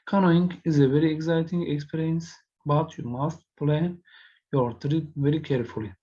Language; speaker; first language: English; non-native, fluent; Turkish